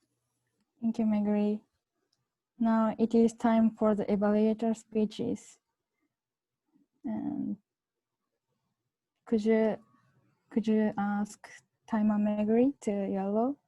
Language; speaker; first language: English; non-native, learner; Japanese